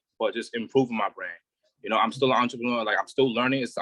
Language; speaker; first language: English; native; English